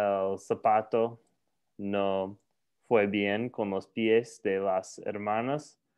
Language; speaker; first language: Spanish; non-native, learner; English